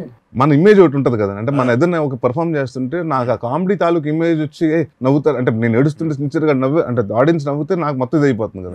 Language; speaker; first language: Telugu; native; Telugu